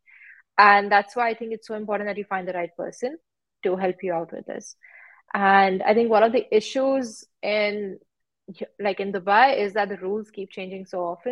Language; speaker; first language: English; non-native, local second language; Hindi